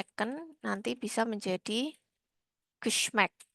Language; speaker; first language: German; non-native, learner; Indonesian